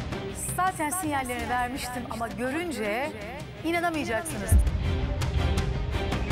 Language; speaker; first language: Turkish; native; Turkish